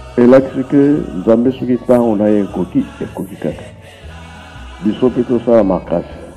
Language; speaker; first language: Lingala; non-native, local second language; Kongo